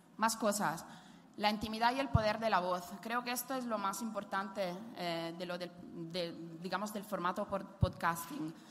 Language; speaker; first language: Spanish; non-native, fluent; Italian